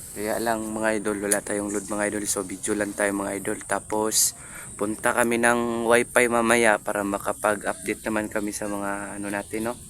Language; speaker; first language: Filipino; non-native, local second language; Cebuano